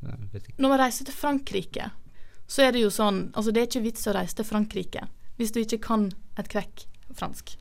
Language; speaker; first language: Norwegian; native; Norwegian